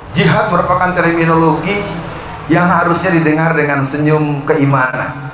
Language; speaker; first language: Indonesian; native; Indonesian